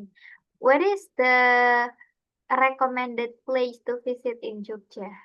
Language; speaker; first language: English; non-native, fluent; Indonesian